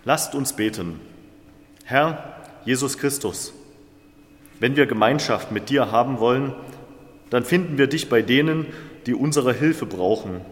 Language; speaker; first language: German; native; German